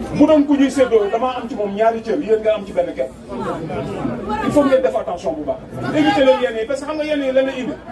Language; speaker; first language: Wolof; native; Wolof